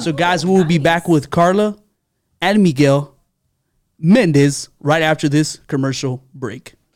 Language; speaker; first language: English; early bilingual, other home language; Spanish